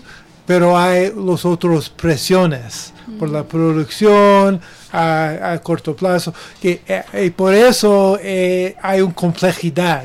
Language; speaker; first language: Spanish; non-native, learner; English